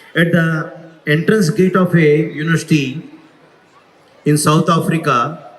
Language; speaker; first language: English; non-native, local second language; Telugu